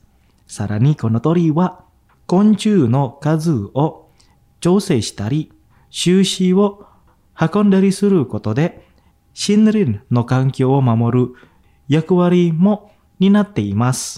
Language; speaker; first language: Japanese; non-native, fluent; Indonesian